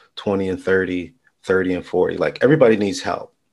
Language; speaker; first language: English; native; English